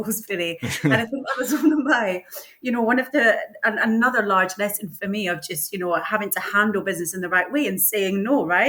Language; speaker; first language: English; native; English